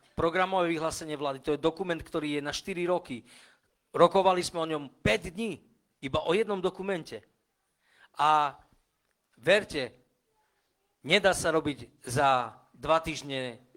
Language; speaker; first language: Slovak; non-native, local second language; Romany